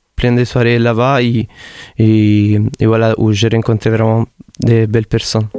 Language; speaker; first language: French; non-native, learner; Italian